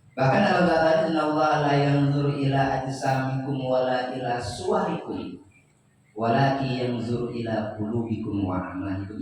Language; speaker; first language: Indonesian; native; Indonesian